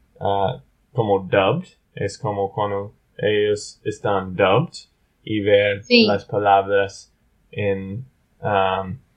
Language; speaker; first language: Spanish; non-native, learner; English